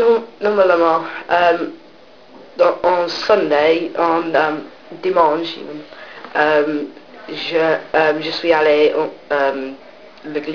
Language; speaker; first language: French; non-native, learner; English